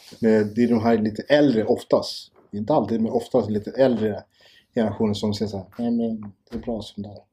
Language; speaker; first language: Swedish; early bilingual, other home language; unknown